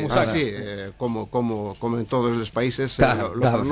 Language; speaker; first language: Spanish; non-native, learner; Greek